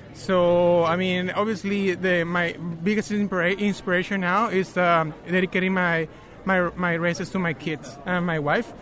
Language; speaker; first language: English; non-native, fluent; Spanish